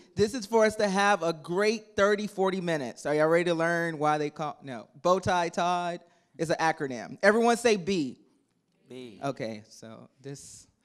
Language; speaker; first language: English; native; English